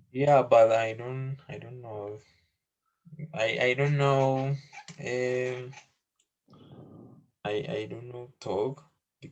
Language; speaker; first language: English; non-native, learner; Spanish